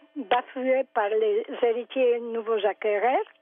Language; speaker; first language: French; non-native, fluent; Polish